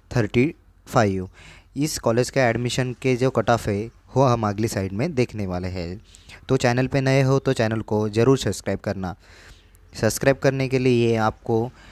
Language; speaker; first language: Hindi; non-native, local second language; Marathi